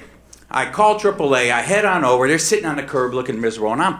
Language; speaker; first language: English; native; English